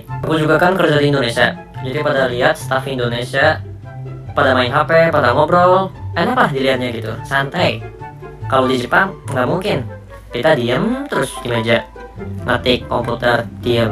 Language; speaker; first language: Indonesian; non-native, fluent; Japanese